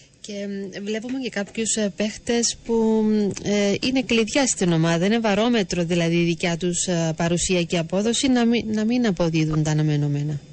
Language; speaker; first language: Greek; native; Greek